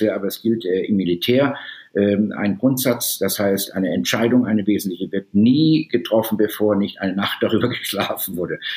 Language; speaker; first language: German; native; German